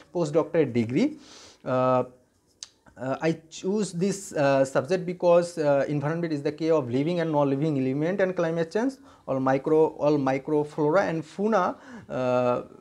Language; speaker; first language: English; non-native, local second language; Bangla